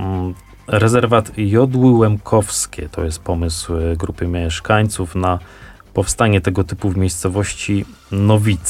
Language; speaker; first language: Polish; native; Polish